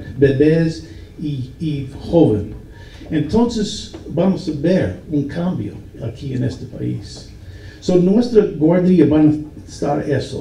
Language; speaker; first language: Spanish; non-native, learner; English